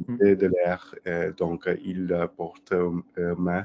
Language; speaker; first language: French; non-native, learner; English